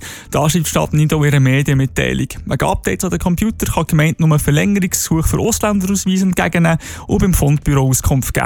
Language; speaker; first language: German; native; German